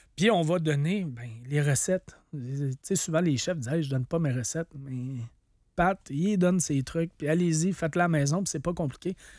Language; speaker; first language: French; native; French